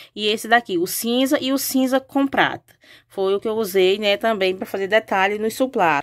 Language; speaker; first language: Portuguese; native; Portuguese